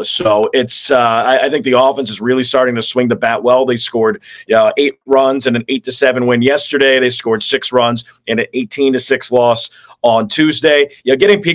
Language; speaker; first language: English; native; English